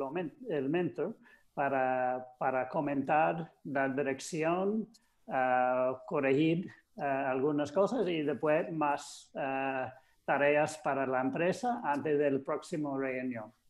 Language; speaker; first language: Spanish; non-native, fluent; English